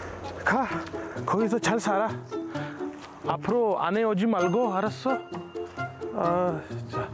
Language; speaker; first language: Korean; non-native, learner; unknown